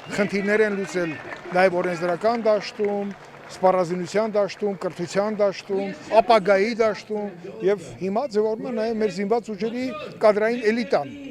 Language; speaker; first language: Armenian; native; Armenian